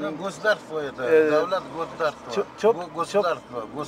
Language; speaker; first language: Russian; non-native, local second language; Uzbek